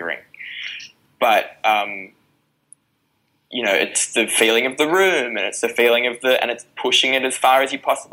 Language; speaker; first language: English; native; English